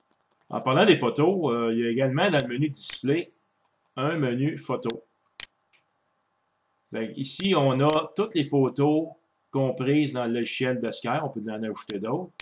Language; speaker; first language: French; native; French